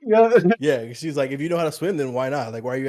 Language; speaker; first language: English; native; English